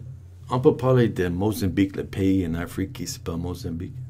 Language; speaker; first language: French; non-native, learner; English